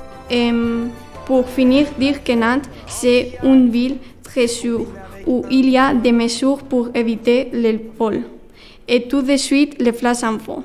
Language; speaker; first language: French; non-native, learner; Spanish